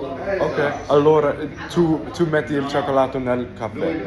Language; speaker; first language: Italian; non-native, learner; English